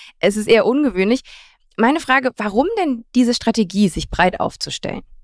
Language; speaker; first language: German; native; German